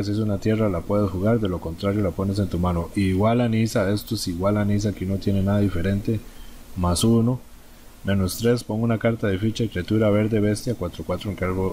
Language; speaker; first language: Spanish; native; Spanish